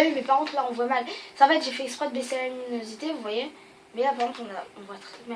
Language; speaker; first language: French; native; French